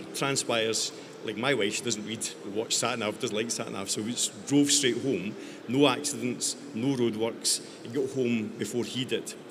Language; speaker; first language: English; native; English